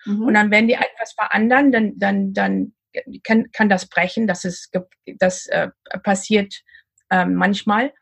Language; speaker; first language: German; non-native, learner; English